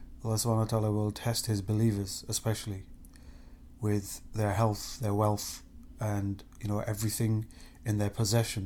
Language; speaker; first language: English; native; English